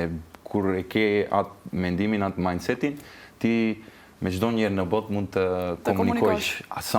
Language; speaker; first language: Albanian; non-native, learner; Turkish